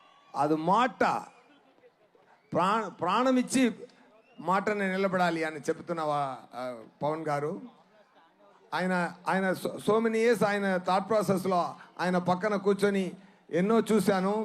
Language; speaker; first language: Telugu; non-native, local second language; Tamil